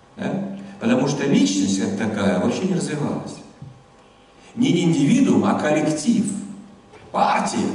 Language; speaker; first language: Russian; non-native, fluent; German